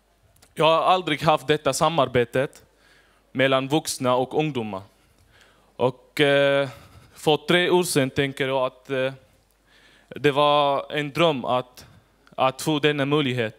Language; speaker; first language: Swedish; non-native, fluent; Arabic